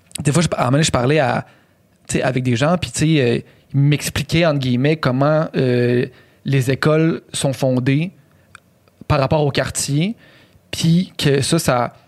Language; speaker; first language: French; native; French